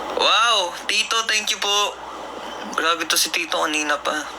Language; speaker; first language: Filipino; native; Filipino